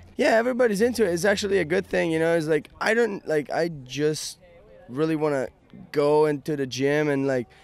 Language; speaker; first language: English; non-native, fluent; Japanese